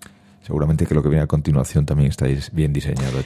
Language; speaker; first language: Spanish; native; Spanish